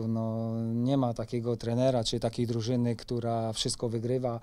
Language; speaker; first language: Polish; native; Polish